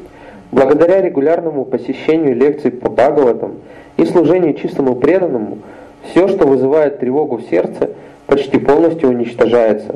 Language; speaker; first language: Russian; native; Russian